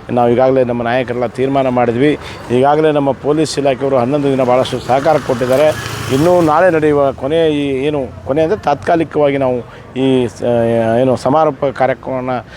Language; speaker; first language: Kannada; non-native, local second language; Lambadi